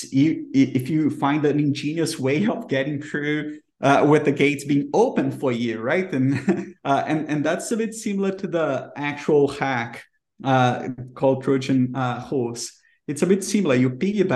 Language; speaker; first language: English; non-native, fluent; Portuguese